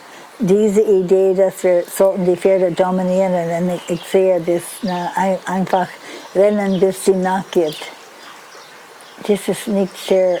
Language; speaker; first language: German; non-native, learner; English